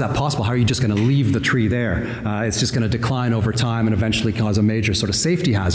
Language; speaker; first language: English; native; English